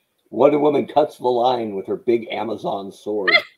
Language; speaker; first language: English; native; English